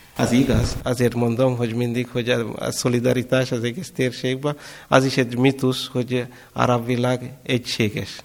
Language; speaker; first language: Hungarian; non-native, fluent; Kannada